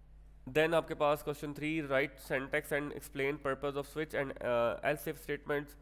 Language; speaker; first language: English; non-native, local second language; Urdu